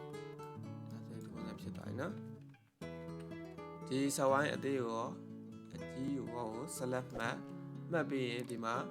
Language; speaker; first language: Burmese; native; Burmese